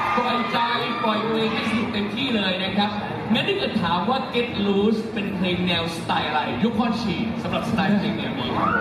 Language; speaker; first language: Thai; native; Thai